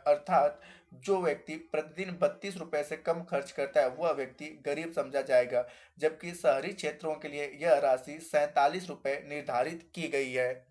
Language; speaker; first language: Hindi; native; Hindi